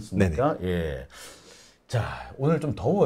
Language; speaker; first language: Korean; native; Korean